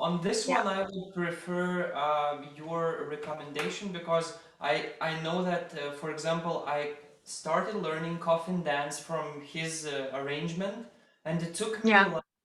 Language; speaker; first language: English; non-native, fluent; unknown